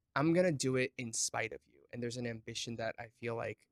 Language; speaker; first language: English; native; English